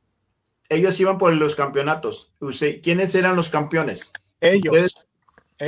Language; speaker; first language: Spanish; native; Spanish